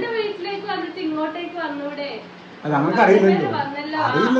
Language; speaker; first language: Malayalam; non-native, learner; Nepali